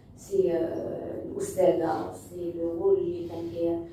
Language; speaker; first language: French; non-native, local second language; Arabic